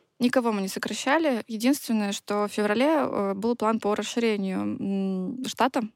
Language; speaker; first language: Russian; native; Russian